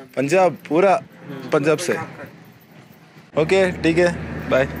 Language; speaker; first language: Hindi; non-native, local second language; Malayalam